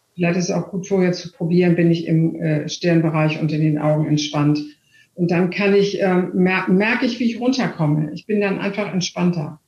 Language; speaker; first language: German; native; German